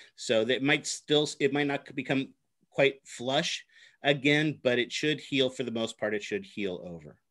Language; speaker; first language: English; native; English